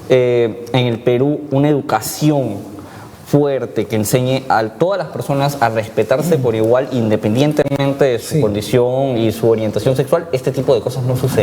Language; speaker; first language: Spanish; native; Spanish